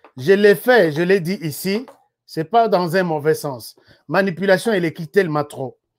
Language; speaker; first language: French; non-native, local second language; Lingala